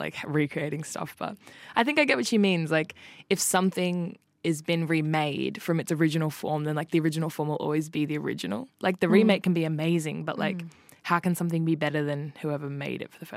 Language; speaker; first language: English; native; English